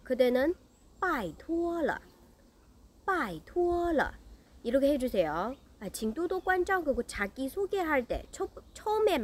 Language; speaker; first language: Korean; non-native, learner; Chinese